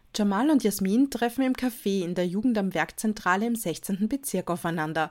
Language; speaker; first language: German; native; German